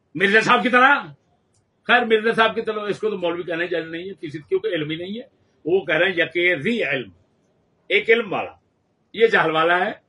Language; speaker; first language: Urdu; non-native, local second language; Punjabi